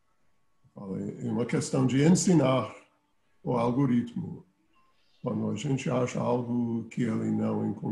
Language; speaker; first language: Portuguese; non-native, fluent; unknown